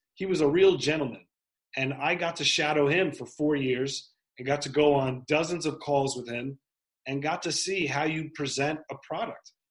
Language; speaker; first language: English; native; English